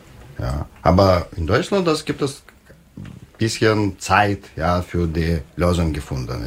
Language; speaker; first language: German; non-native, learner; Russian